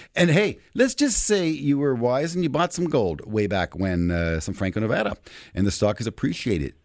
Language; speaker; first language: English; non-native, fluent; Spanish